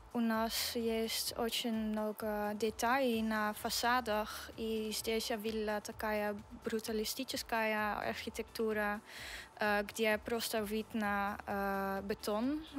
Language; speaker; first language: Russian; non-native, learner; Dutch